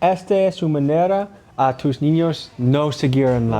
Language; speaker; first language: Spanish; non-native, learner; English